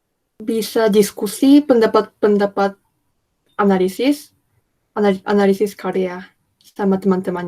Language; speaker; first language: Indonesian; non-native, learner; Japanese